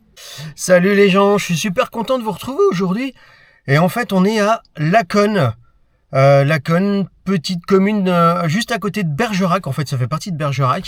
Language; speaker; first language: French; native; French